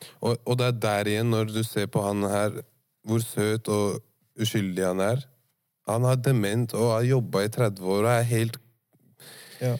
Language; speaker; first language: Norwegian; early bilingual, other home language; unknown